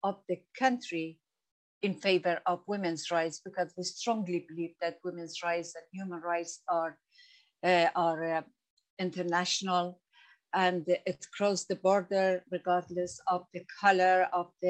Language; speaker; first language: English; non-native, fluent; Persian